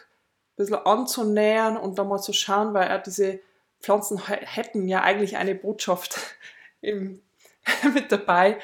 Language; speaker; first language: German; native; German